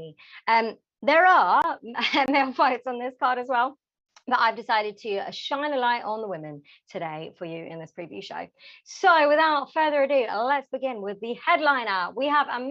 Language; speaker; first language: English; native; English